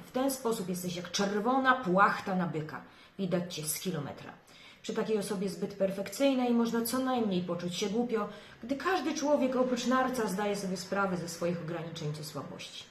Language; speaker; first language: Polish; native; Polish